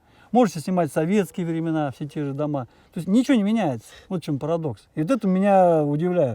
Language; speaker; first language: Russian; native; Russian